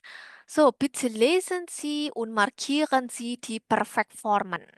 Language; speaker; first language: German; non-native, learner; Indonesian